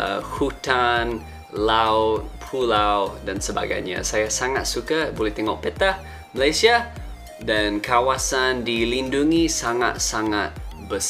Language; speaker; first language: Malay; non-native, fluent; English